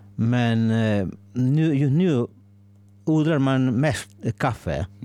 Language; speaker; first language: Swedish; non-native, fluent; Spanish